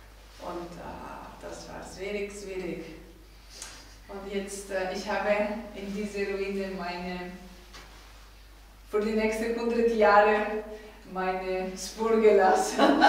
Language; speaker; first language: German; non-native, fluent; Greek